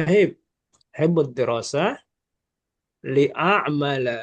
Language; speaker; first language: Arabic; non-native, fluent; Malay